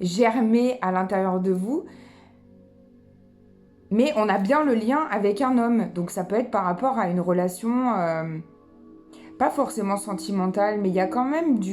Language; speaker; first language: French; native; French